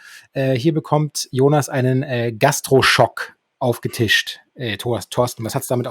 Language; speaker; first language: German; native; German